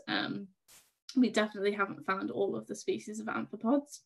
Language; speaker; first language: English; native; English